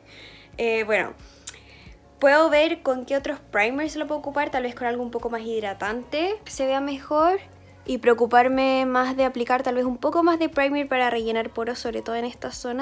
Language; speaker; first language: Spanish; native; Spanish